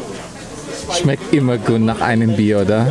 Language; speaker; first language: German; non-native, fluent; Filipino